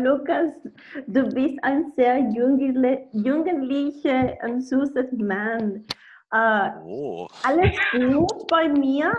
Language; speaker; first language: German; non-native, learner; Spanish